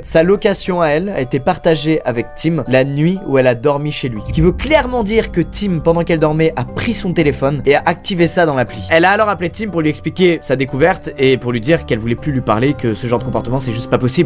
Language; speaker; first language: French; native; French